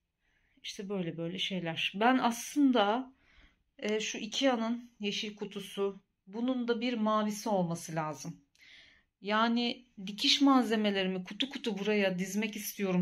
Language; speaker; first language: Turkish; native; Turkish